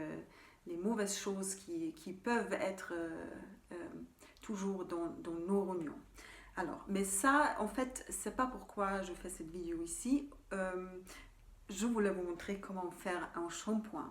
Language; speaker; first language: French; non-native, fluent; German